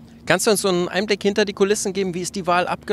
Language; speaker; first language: German; native; German